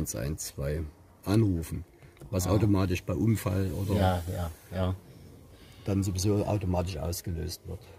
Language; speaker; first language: German; native; German